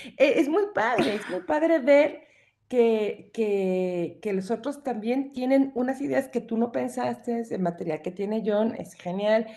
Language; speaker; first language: Spanish; native; Spanish